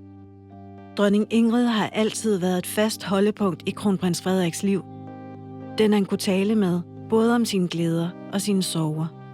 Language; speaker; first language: Danish; native; Danish